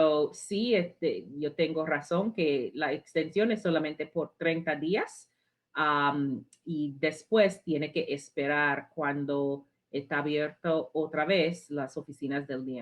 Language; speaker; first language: Spanish; non-native, fluent; English